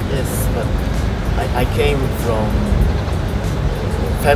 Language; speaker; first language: English; non-native, learner; Japanese